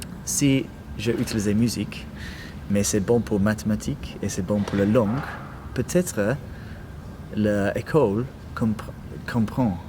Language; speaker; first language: French; non-native, learner; English